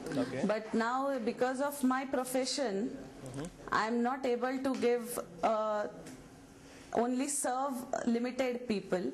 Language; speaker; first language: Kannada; non-native, learner; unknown